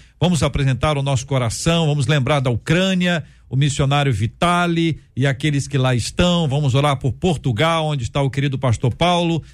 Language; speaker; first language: Portuguese; native; Portuguese